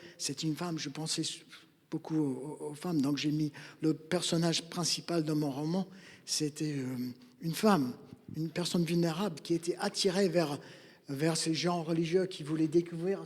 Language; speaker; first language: French; non-native, fluent; English